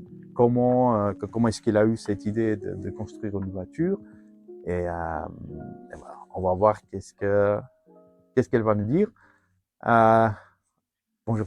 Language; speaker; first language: French; non-native, fluent; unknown